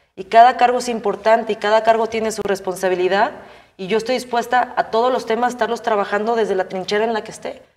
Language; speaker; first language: Spanish; native; Spanish